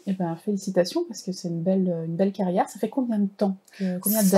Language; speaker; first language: French; native; French